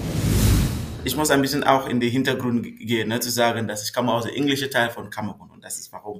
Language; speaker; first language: German; non-native, fluent; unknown